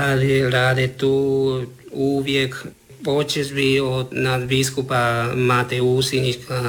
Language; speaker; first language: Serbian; non-native, learner; Spanish